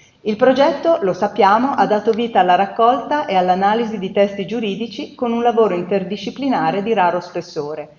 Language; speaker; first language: Italian; native; Italian